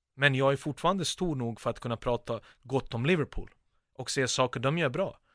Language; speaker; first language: Swedish; early bilingual, other home language; Bosnian